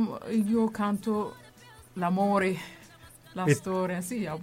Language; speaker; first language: Italian; non-native, learner; Amharic